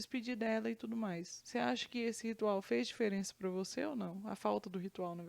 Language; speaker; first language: Portuguese; native; Portuguese